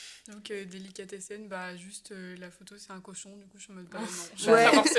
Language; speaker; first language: French; native; French